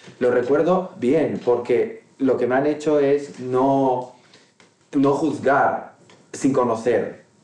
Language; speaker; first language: Spanish; non-native, local second language; Arabic